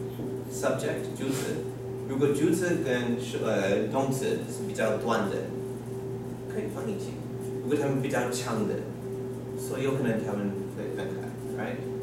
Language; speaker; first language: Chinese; non-native, fluent; English